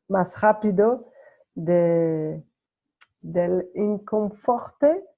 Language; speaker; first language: Spanish; non-native, learner; French